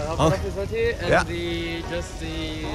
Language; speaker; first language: German; non-native, learner; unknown